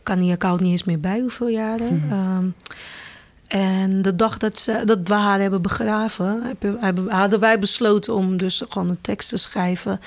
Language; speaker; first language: Dutch; early bilingual, other home language; Kabuverdianu